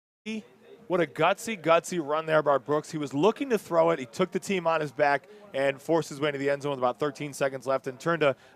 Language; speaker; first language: English; native; English